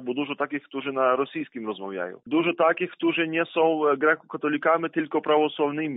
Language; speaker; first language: Polish; non-native, fluent; Ukrainian